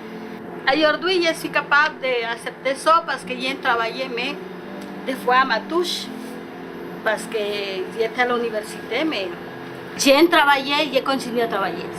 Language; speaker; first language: French; non-native, learner; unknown